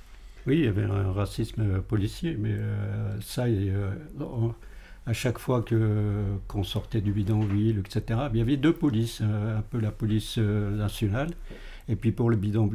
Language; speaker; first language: French; early bilingual, other home language; Arabic